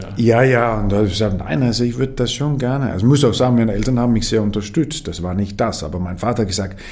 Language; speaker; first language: German; non-native, fluent; Danish